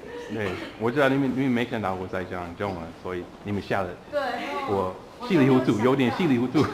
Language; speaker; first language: Chinese; non-native, fluent; English